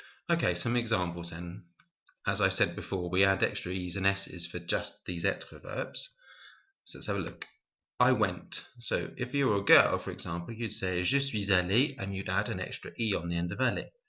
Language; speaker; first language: English; native; English